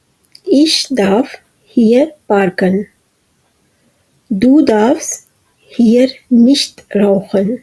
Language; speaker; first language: German; non-native, fluent; Urdu